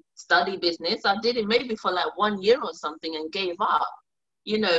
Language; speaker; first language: English; early bilingual, other home language; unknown